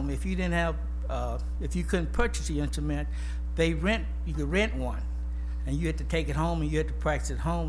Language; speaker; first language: English; native; English